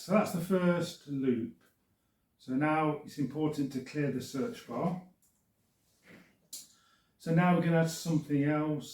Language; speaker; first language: English; native; English